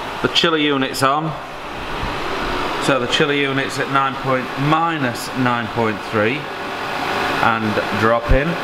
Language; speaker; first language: English; native; English